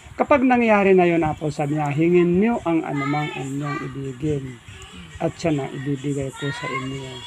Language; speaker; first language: Filipino; non-native, local second language; Iloko